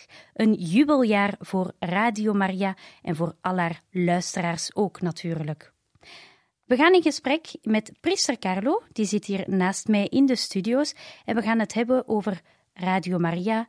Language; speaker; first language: Dutch; native; Dutch